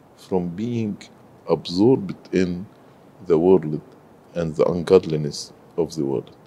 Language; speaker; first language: English; non-native, fluent; Arabic